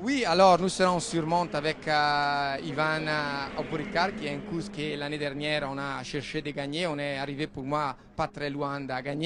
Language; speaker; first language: French; non-native, fluent; Italian